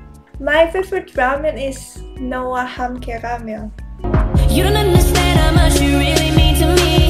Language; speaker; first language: English; non-native, learner; Indonesian